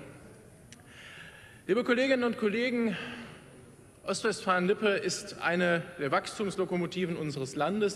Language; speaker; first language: German; native; German